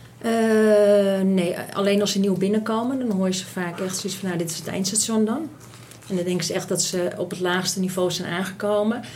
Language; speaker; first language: Dutch; native; Dutch